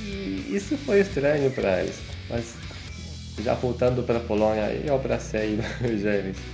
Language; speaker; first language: Portuguese; non-native, fluent; Polish